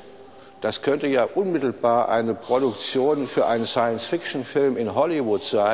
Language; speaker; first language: German; native; German